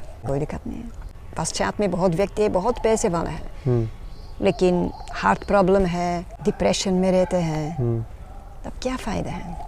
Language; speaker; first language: Hindi; non-native, learner; Dutch